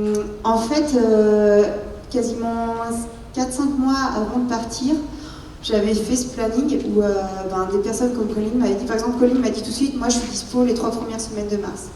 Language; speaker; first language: French; native; French